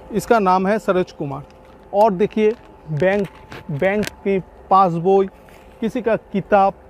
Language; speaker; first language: Hindi; non-native, local second language; Odia